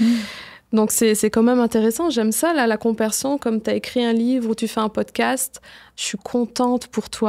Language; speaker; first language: French; native; French